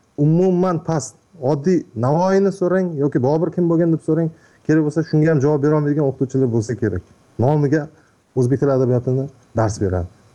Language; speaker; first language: Uzbek; native; Uzbek